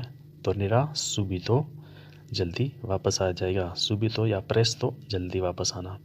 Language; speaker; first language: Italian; non-native, fluent; Urdu